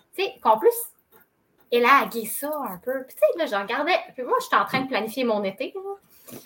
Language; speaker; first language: French; native; French